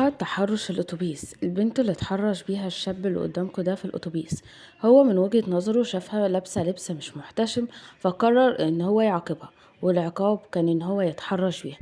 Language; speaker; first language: Arabic; native; Arabic